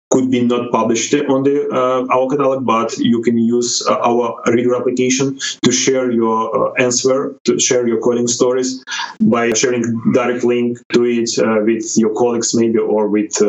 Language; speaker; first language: English; non-native, fluent; Ukrainian